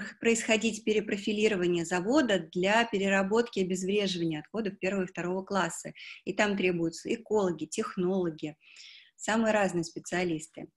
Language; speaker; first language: Russian; native; Russian